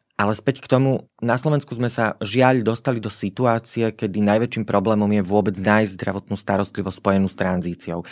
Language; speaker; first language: Slovak; native; Slovak